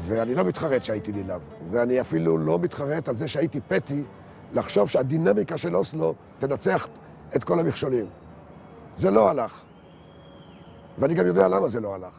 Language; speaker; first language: Hebrew; native; Hebrew